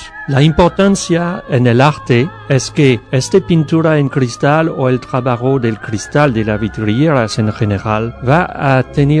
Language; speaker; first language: Spanish; non-native, learner; French